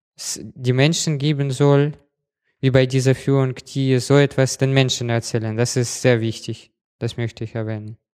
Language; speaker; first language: German; non-native, fluent; Russian